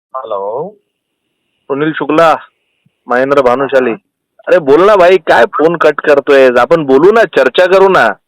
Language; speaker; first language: Marathi; non-native, local second language; Gujarati